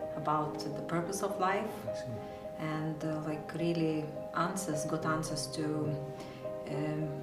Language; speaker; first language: English; non-native, fluent; Lithuanian